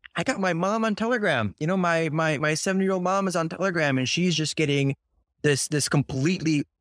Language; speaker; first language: English; early bilingual, other home language; Russian